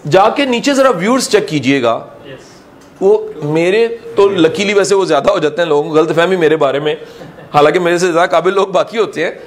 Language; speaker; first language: Urdu; non-native, local second language; Punjabi